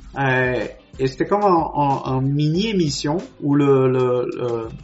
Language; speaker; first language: English; non-native, fluent; Portuguese